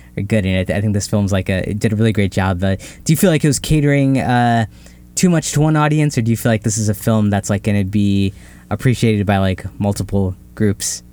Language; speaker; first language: English; early bilingual, other home language; Hindi